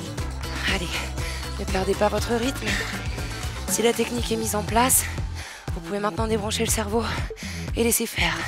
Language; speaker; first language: French; native; French